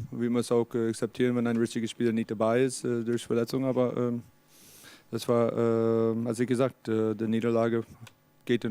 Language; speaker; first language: German; non-native, learner; English